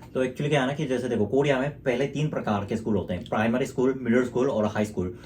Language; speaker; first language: Hindi; non-native, fluent; Korean